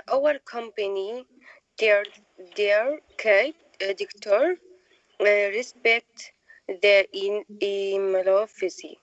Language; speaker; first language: English; non-native, learner; Arabic